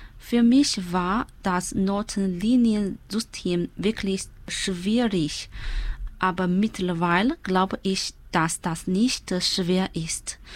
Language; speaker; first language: German; non-native, learner; Chinese